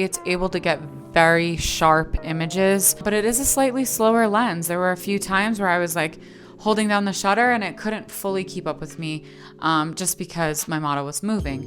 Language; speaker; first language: English; native; English